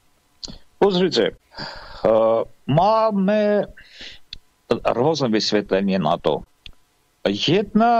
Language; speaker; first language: Slovak; non-native, fluent; Armenian